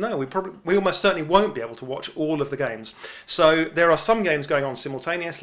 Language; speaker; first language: English; native; English